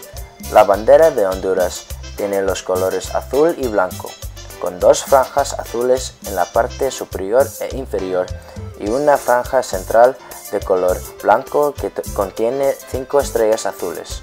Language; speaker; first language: Spanish; non-native, learner; English